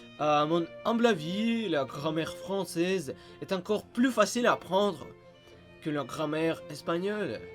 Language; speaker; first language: French; non-native, fluent; Russian